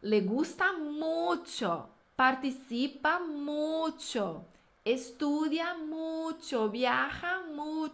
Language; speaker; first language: Spanish; non-native, fluent; Portuguese